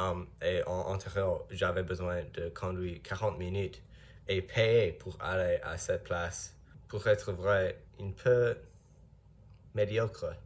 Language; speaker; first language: French; non-native, learner; English